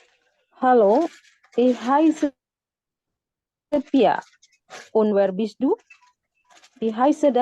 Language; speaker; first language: German; non-native, learner; Indonesian